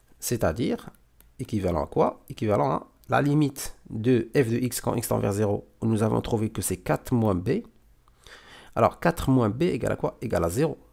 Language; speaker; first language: French; non-native, local second language; Arabic